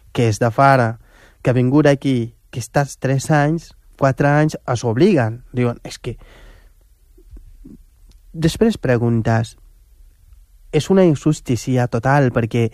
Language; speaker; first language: Catalan; non-native, fluent; Wolof